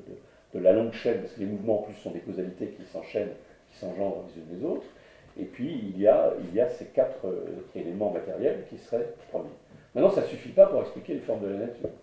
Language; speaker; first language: French; native; French